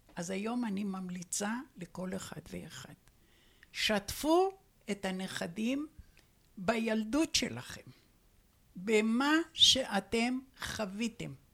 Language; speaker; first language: Hebrew; non-native, fluent; Romanian